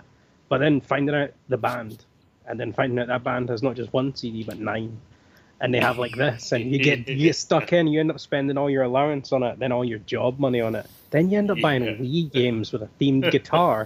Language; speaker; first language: English; native; English